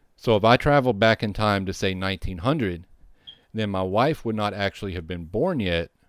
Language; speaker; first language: English; native; English